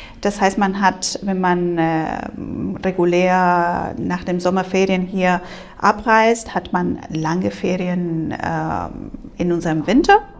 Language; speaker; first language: German; non-native, fluent; Spanish